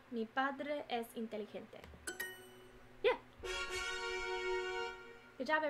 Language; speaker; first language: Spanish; non-native, learner; English